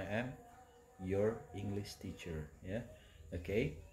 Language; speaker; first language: English; non-native, fluent; Indonesian